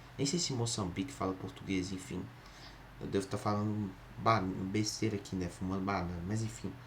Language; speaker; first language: Portuguese; native; Portuguese